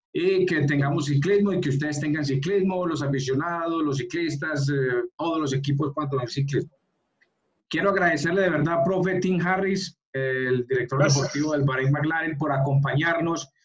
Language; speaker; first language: Spanish; native; Spanish